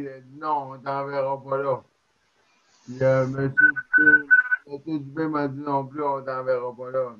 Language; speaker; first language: French; native; French